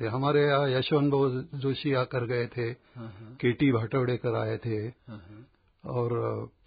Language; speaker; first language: Hindi; non-native, local second language; Marathi